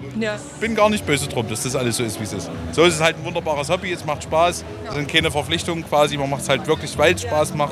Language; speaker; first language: German; native; German